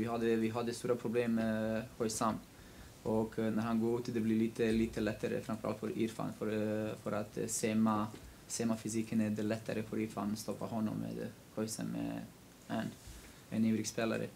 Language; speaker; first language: Swedish; non-native, local second language; Kurdish